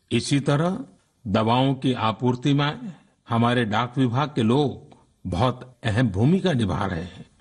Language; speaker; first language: Hindi; non-native, local second language; Gujarati